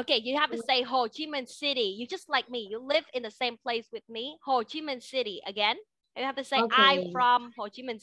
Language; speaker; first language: English; non-native, fluent; Vietnamese